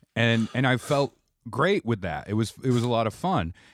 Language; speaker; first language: English; native; English